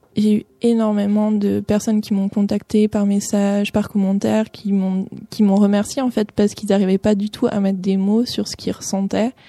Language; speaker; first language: French; native; French